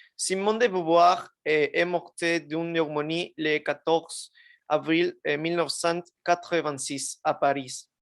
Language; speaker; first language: French; non-native, learner; Spanish